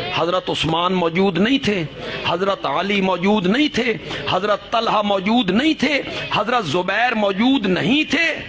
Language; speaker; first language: Urdu; non-native, local second language; Punjabi